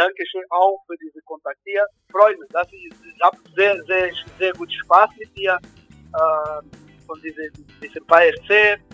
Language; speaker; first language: German; non-native, learner; Portuguese